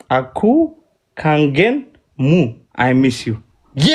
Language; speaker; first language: English; non-native, learner; Oromo